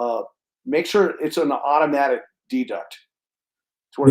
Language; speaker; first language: English; native; English